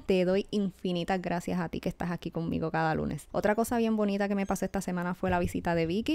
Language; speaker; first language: Spanish; native; Spanish